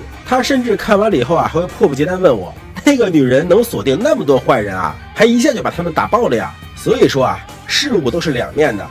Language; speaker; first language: Chinese; native; Chinese